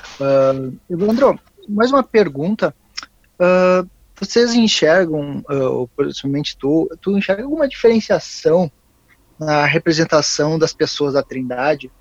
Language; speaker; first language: Portuguese; native; Portuguese